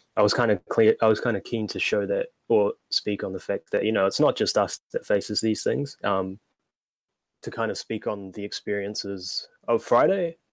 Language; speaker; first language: English; native; English